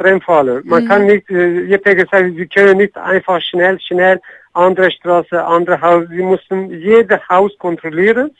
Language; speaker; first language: German; non-native, learner; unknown